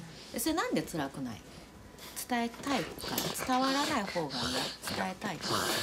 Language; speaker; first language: Japanese; native; Japanese